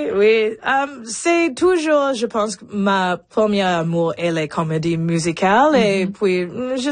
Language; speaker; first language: French; non-native, local second language; English